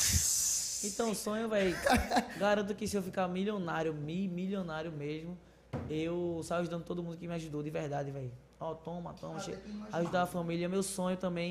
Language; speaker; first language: Portuguese; native; Portuguese